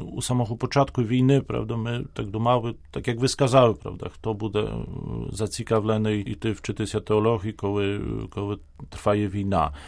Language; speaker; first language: Ukrainian; non-native, fluent; Polish